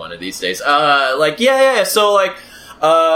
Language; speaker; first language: English; native; English